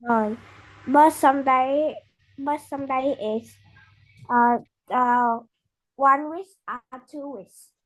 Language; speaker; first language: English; non-native, learner; Vietnamese